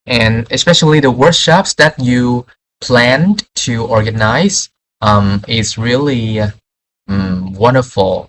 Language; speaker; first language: English; non-native, fluent; Vietnamese